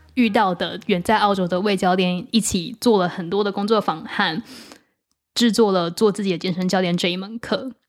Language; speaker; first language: Chinese; native; Chinese